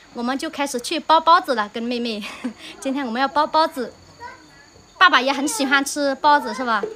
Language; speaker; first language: Chinese; early bilingual, heritage; Chinese